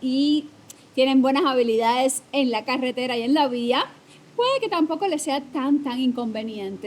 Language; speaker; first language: Spanish; native; Spanish